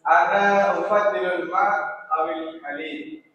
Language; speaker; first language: Arabic; non-native, learner; Indonesian